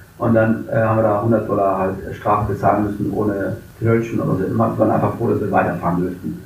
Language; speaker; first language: German; early bilingual, other home language; English